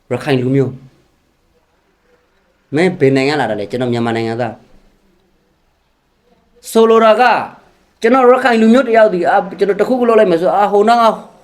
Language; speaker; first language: Burmese; non-native, local second language; Rohingya